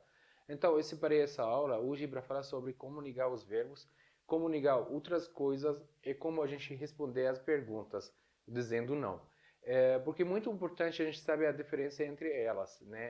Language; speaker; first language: Portuguese; non-native, fluent; Arabic